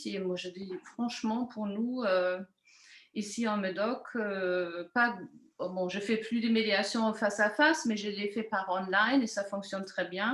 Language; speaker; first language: French; non-native, fluent; German